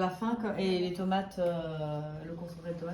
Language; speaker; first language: French; native; French